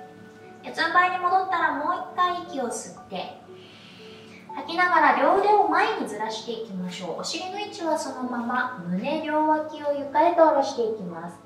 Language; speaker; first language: Japanese; native; Japanese